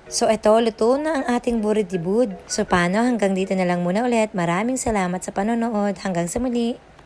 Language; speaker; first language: Filipino; non-native, local second language; Iloko